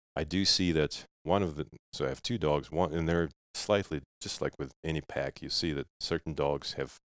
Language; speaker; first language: English; non-native, fluent; Russian